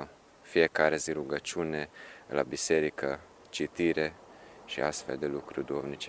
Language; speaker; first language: Romanian; early bilingual, heritage; Romanian